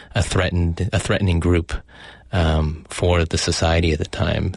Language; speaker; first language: English; early bilingual, other home language; Chinese